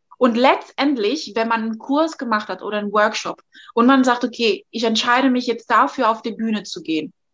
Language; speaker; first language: German; non-native, fluent; Catalan